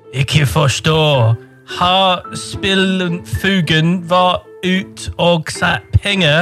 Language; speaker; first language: Norwegian; non-native, learner; English